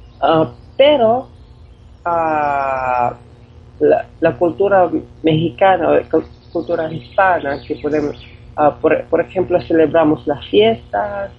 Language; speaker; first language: Spanish; non-native, fluent; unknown